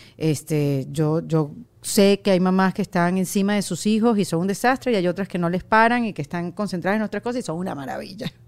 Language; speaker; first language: Spanish; native; Spanish